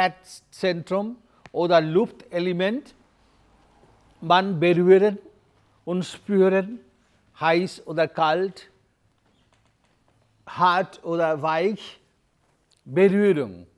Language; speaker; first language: German; non-native, learner; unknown